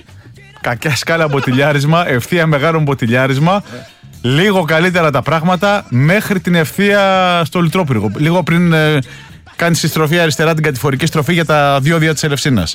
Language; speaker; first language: Greek; native; Greek